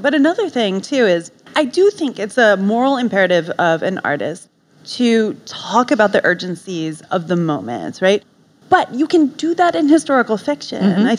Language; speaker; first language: English; native; English